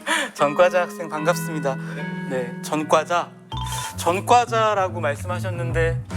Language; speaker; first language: Korean; native; Korean